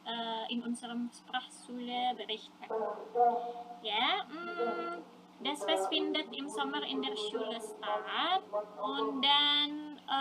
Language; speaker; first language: German; non-native, fluent; Indonesian